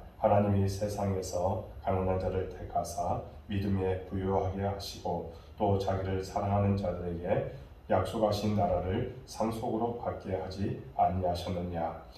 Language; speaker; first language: Korean; native; Korean